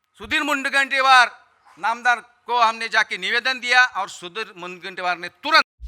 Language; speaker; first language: Hindi; non-native, local second language; Marathi